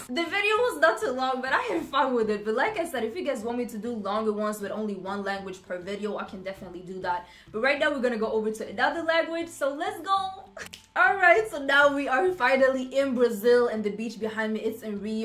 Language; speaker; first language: English; non-native, fluent; Swedish